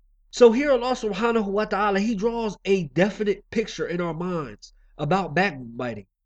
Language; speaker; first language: English; native; English